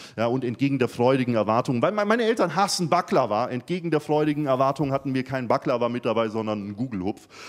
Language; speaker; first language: German; early bilingual, other home language; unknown